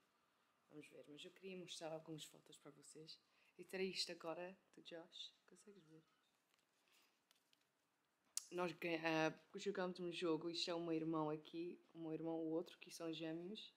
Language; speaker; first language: Portuguese; early bilingual, heritage; Portuguese